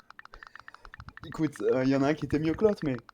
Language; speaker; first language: French; native; French